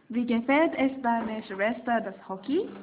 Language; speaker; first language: German; non-native, learner; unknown